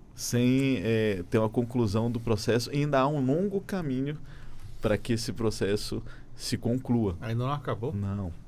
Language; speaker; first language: Portuguese; native; Portuguese